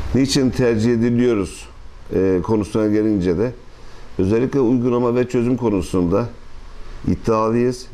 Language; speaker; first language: Turkish; native; Turkish